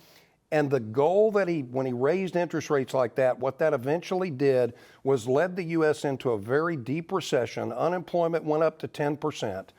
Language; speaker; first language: English; native; English